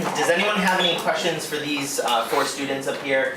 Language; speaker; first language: English; native; English